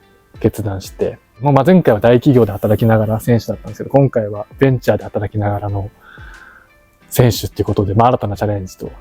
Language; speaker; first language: Japanese; native; Japanese